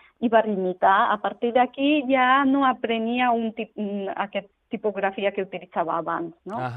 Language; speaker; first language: Catalan; non-native, learner; Japanese